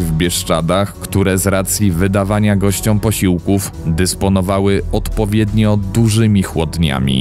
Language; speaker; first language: Polish; native; Polish